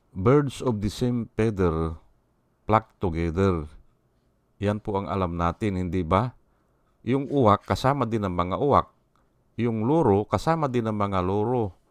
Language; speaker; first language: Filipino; non-native, local second language; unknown